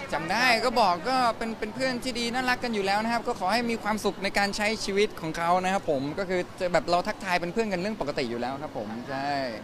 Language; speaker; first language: Thai; native; Thai